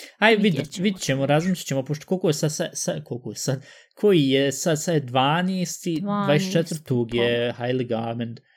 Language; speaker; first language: Bosnian; early bilingual, heritage; Bosnian